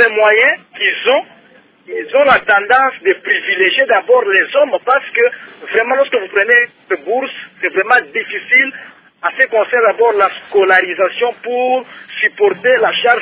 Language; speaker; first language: French; non-native, local second language; Luba-Lulua